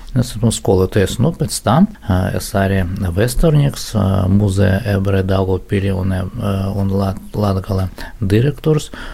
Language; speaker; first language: Latvian; non-native, local second language; Russian